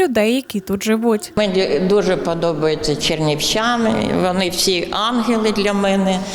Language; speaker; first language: Ukrainian; non-native, local second language; Russian